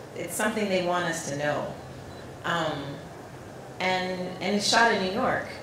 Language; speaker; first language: English; native; English